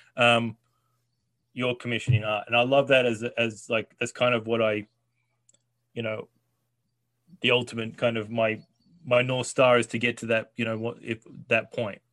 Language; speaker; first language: English; native; English